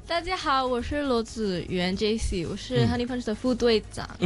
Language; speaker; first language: Chinese; non-native, local second language; Cantonese